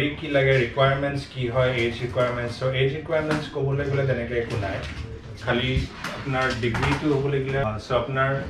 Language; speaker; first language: Assamese; native; Assamese